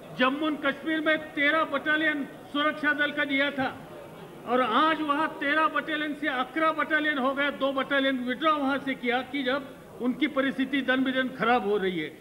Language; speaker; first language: Hindi; non-native, local second language; Marathi